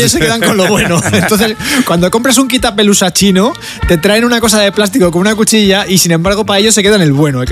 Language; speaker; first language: Spanish; native; Spanish